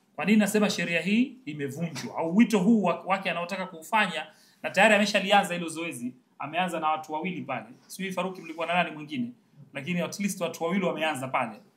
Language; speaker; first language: Swahili; native; Swahili